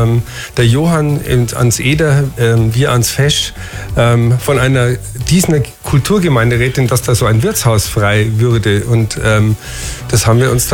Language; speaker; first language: German; native; German